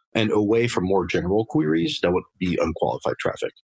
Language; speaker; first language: English; non-native, fluent; French